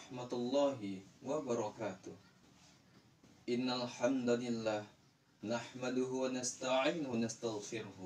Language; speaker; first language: Arabic; non-native, learner; Indonesian